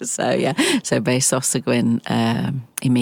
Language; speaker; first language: Irish; non-native, learner; English